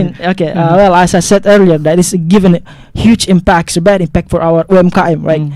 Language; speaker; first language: English; non-native, fluent; Indonesian